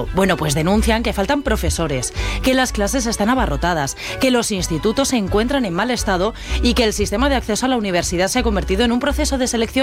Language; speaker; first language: Spanish; native; Spanish